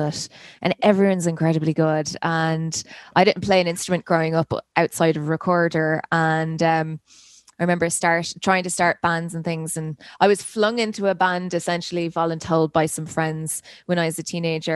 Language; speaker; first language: English; native; English